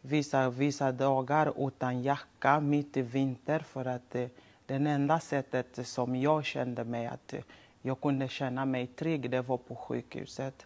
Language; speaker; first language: Swedish; non-native, local second language; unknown